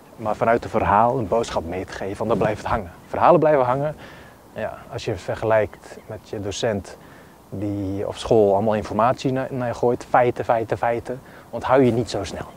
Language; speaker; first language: Dutch; early bilingual, other home language; Bosnian